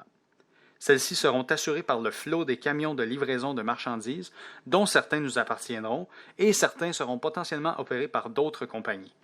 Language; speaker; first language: French; native; French